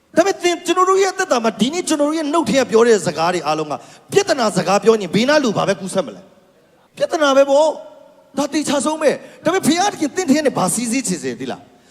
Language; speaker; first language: Burmese; non-native, local second language; Kachin